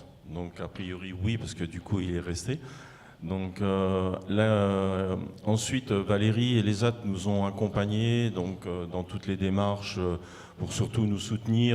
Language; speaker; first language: French; native; French